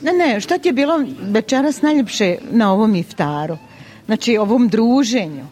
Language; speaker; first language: Serbian; native; Serbian